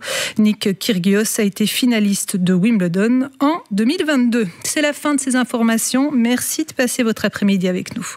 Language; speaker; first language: French; native; French